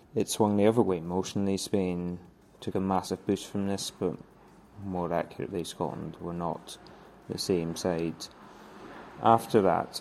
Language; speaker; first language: English; native; English